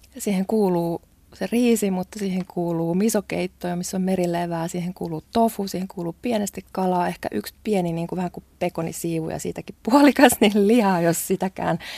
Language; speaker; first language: Finnish; native; Finnish